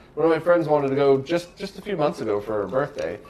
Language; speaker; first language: English; native; English